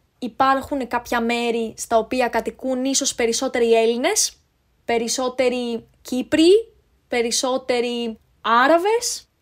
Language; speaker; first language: Greek; native; Greek